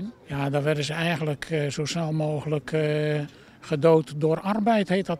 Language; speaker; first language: Dutch; native; Dutch